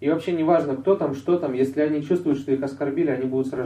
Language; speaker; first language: Russian; native; Russian